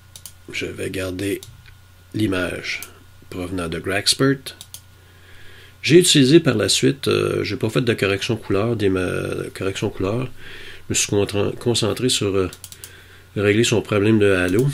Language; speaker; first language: French; native; French